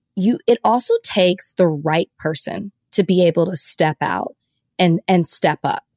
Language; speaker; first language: English; native; English